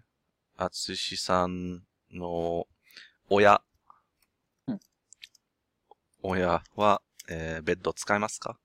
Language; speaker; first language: Japanese; non-native, learner; English